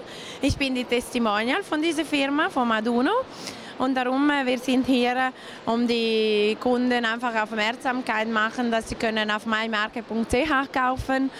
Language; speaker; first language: German; non-native, local second language; Italian